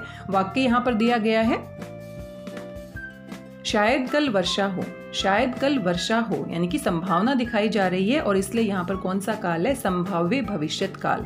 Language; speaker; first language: Hindi; native; Hindi